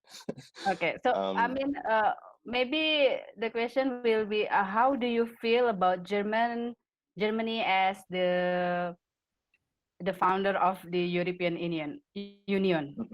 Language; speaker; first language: English; non-native, fluent; Indonesian